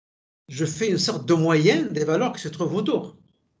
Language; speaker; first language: French; native; French